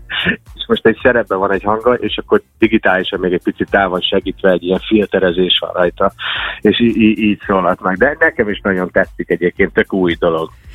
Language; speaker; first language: Hungarian; non-native, fluent; English